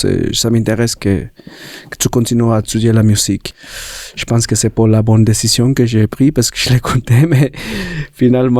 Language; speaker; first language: French; non-native, learner; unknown